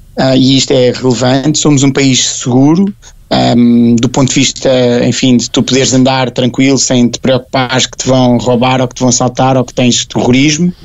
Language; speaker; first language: Portuguese; native; Portuguese